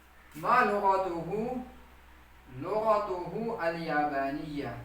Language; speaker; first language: Arabic; non-native, learner; Urdu